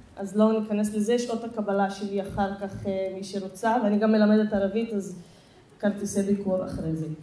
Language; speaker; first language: Hebrew; non-native, local second language; Arabic